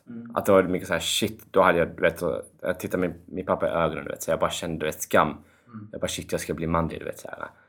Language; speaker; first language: Swedish; early bilingual, other home language; Albanian